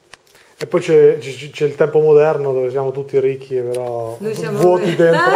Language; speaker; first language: Italian; early bilingual, other home language; Albanian